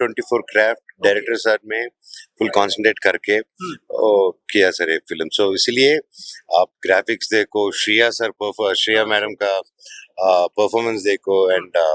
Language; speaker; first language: Hindi; non-native, local second language; Telugu